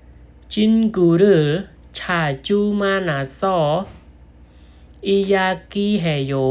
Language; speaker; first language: Korean; non-native, learner; Khmer